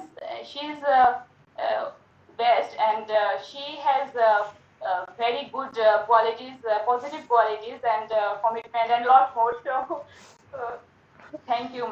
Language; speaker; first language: English; non-native, learner; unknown